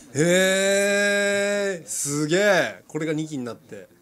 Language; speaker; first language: Japanese; native; Japanese